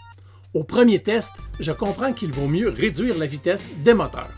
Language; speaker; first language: French; native; French